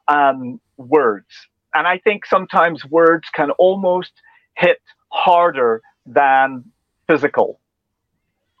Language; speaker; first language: English; native; English